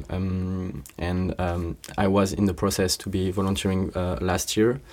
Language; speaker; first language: English; non-native, fluent; French